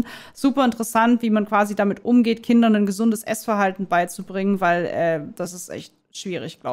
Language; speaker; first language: German; native; German